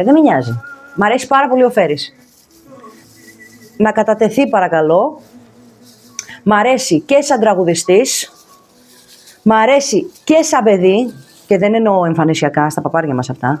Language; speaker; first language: Greek; native; Greek